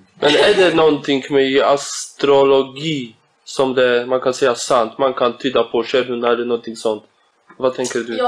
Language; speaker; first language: Swedish; non-native, fluent; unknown